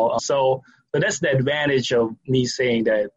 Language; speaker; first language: English; non-native, local second language; Filipino